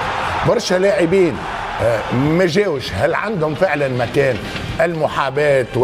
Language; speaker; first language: Arabic; native; Arabic